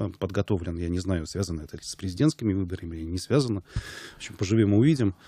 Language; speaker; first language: Russian; native; Russian